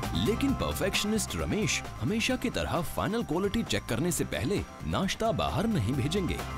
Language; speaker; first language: Hindi; native; Hindi